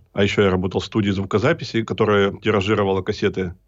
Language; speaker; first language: Russian; native; Russian